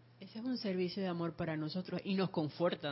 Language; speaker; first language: Spanish; native; Spanish